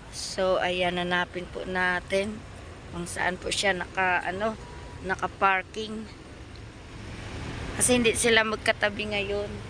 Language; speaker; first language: Filipino; non-native, local second language; Cebuano